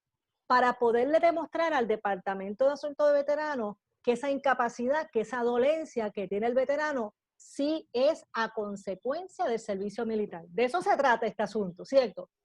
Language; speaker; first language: Spanish; native; Spanish